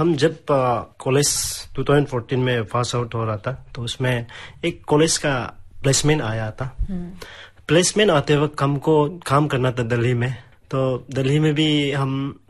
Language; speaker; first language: Hindi; non-native, local second language; Adi